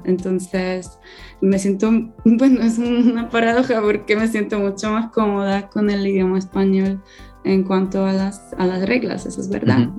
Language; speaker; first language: Spanish; non-native, fluent; Polish